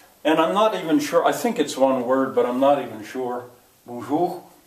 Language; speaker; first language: English; native; English